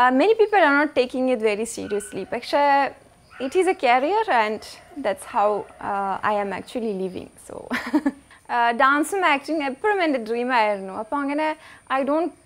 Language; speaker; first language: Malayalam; non-native, fluent; French